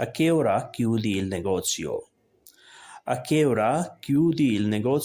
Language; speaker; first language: Italian; non-native, learner; Urdu